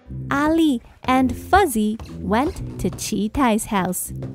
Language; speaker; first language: English; non-native, fluent; Chinese